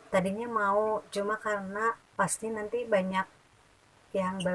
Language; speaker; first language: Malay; non-native, local second language; Sundanese